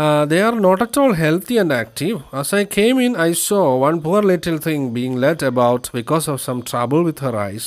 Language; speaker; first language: English; non-native, local second language; Malayalam